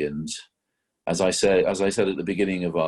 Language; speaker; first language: English; native; English